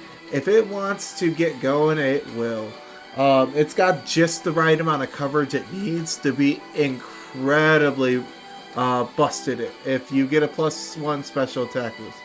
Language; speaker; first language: English; native; English